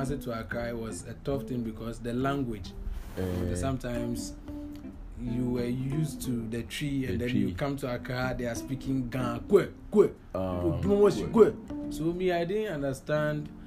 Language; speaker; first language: English; non-native, local second language; Akan